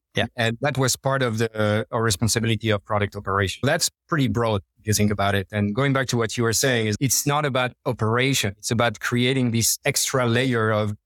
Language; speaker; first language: English; non-native, fluent; French